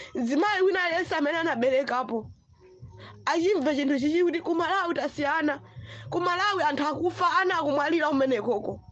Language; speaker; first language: Nyanja; non-native, local second language; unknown